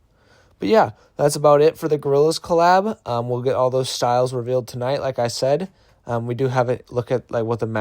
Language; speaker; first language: English; native; English